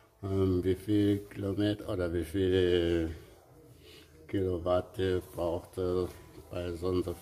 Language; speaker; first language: German; non-native, learner; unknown